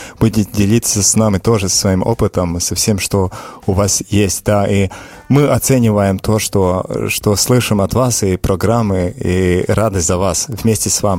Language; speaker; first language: Russian; non-native, local second language; Latvian